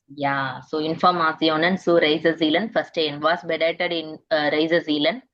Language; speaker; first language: German; non-native, fluent; Tamil